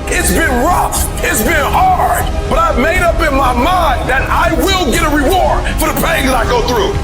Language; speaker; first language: English; native; English